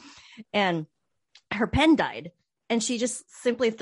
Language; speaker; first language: English; native; English